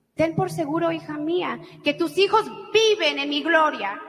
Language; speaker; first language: Spanish; early bilingual, heritage; Spanish